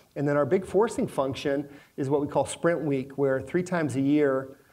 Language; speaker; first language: English; native; English